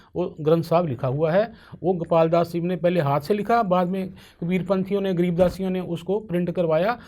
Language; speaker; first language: Hindi; non-native, local second language; Punjabi